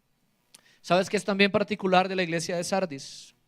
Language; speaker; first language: Spanish; native; Spanish